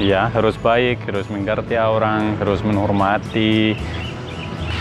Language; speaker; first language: Indonesian; non-native, learner; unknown